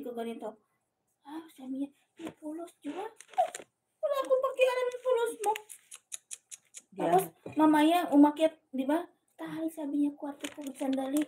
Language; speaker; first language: Filipino; non-native, local second language; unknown